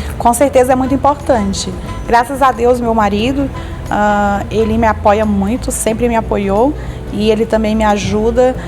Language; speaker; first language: Portuguese; native; Portuguese